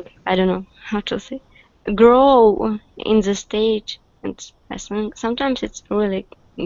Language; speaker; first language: English; non-native, learner; Russian